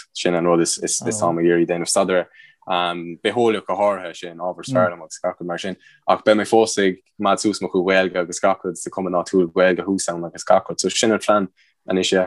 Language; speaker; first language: Irish; native; Irish